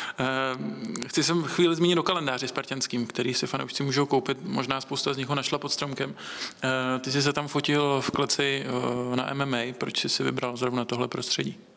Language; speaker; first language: Czech; native; Czech